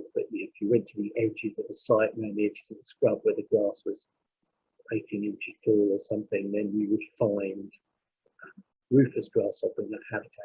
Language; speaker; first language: English; native; English